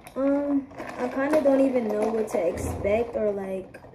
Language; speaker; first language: English; native; English